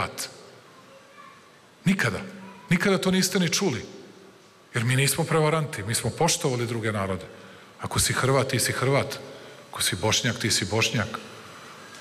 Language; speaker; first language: Serbian; native; Serbian